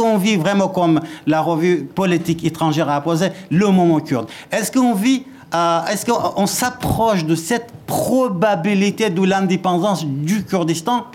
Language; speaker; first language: French; non-native, fluent; Kurdish